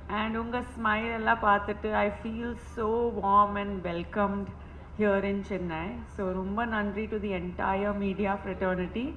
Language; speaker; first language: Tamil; non-native, fluent; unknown